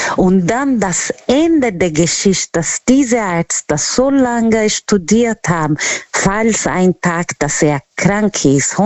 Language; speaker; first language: German; non-native, learner; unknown